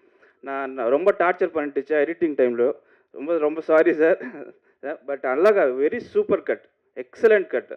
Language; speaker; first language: Tamil; non-native, learner; Telugu